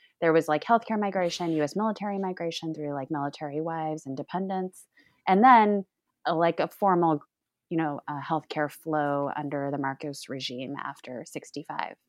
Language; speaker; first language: English; native; English